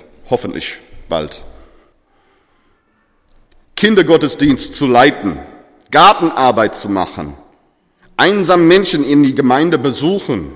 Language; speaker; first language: German; non-native, fluent; English